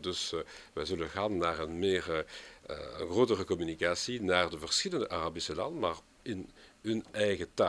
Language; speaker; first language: Dutch; non-native, local second language; French